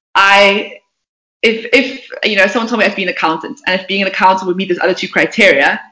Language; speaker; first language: English; native; English